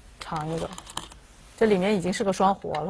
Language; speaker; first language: Chinese; native; Chinese